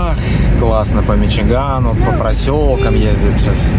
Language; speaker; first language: Russian; native; Russian